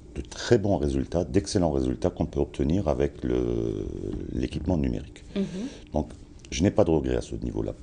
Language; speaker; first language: French; non-native, local second language; Arabic